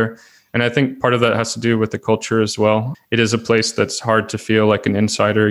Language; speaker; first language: English; native; English